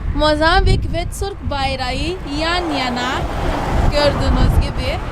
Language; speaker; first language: Turkish; native; Turkish